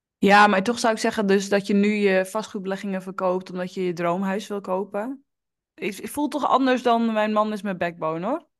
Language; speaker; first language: Dutch; native; Dutch